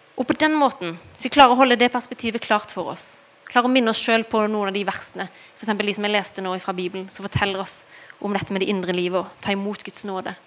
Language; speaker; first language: Norwegian; early bilingual, heritage; Norwegian